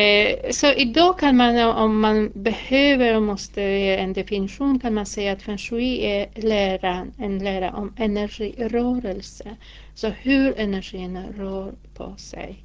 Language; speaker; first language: Swedish; non-native, fluent; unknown